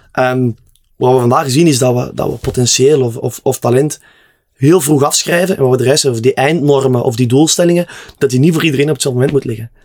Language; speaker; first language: Dutch; native; Dutch